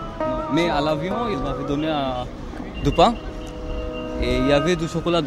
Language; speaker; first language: French; non-native, fluent; Bangla